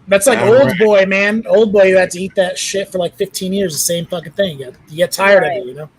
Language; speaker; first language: English; native; English